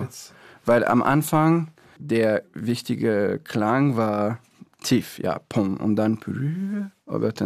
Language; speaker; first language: German; non-native, fluent; French